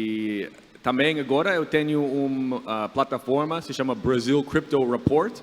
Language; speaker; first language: Portuguese; non-native, fluent; English